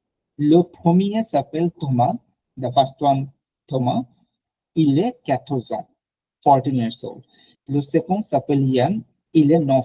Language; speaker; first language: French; non-native, learner; Bangla